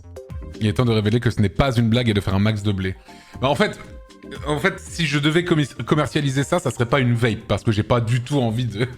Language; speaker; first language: French; native; French